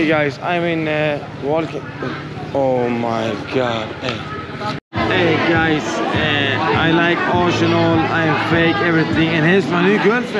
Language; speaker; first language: English; non-native, learner; Portuguese